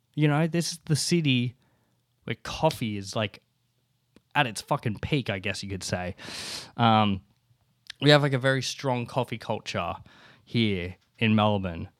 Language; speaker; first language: English; native; English